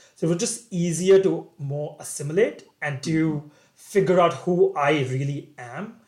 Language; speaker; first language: English; non-native, local second language; Bangla